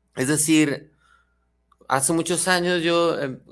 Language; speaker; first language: Spanish; native; Spanish